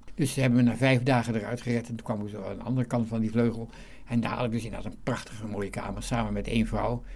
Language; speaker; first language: Dutch; native; Dutch